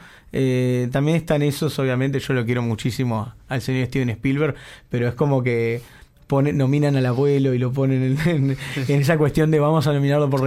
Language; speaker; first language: Spanish; native; Spanish